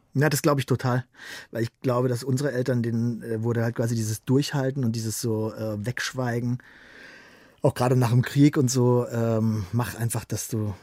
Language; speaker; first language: German; native; German